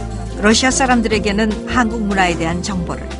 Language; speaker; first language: Korean; native; Korean